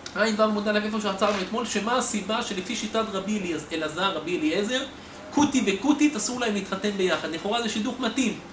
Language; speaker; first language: Hebrew; native; Hebrew